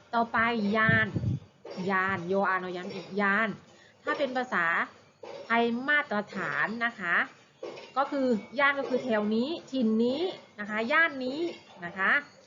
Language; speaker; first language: Thai; native; Thai